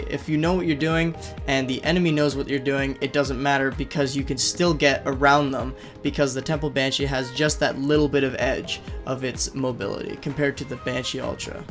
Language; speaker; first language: English; native; English